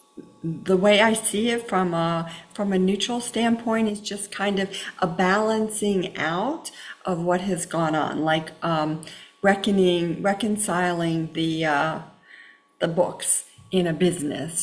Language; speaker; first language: English; native; English